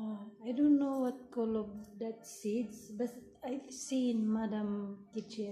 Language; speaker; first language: English; non-native, local second language; Filipino